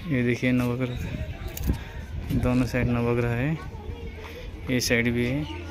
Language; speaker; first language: Hindi; non-native, local second language; Odia